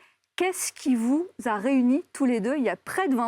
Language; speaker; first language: French; native; French